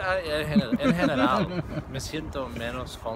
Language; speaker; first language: Spanish; non-native, fluent; English